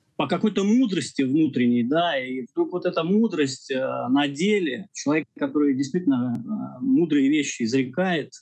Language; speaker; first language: Russian; native; Russian